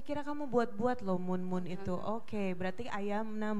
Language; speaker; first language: Indonesian; native; Indonesian